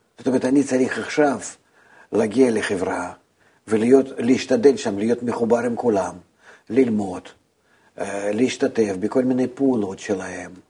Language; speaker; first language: Hebrew; non-native, fluent; Russian